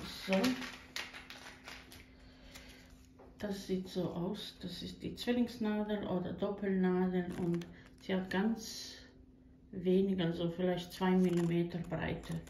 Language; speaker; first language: German; non-native, learner; Croatian